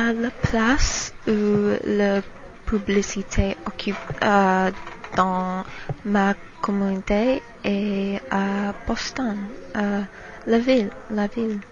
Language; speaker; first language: French; non-native, learner; English